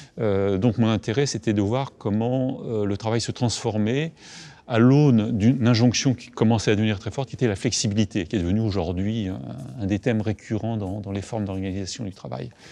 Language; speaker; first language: French; native; French